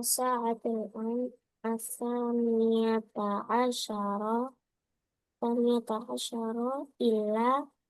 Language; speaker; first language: Arabic; non-native, learner; Indonesian